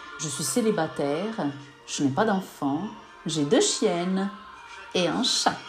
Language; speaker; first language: French; non-native, learner; Portuguese